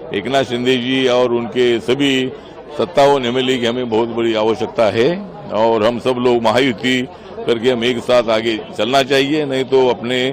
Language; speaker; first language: Hindi; non-native, local second language; Marathi